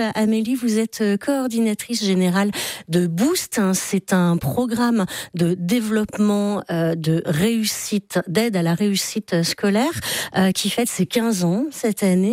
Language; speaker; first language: French; native; French